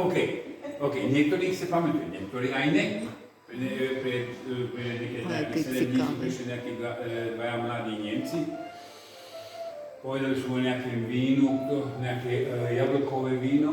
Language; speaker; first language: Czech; non-native, learner; Ukrainian